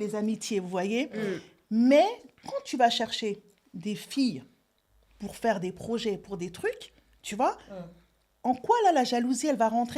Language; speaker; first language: French; native; French